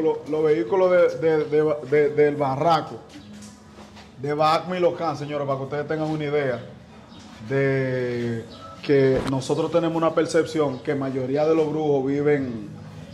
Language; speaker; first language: Spanish; native; Spanish